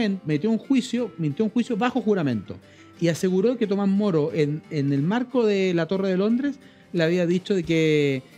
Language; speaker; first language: Spanish; native; Spanish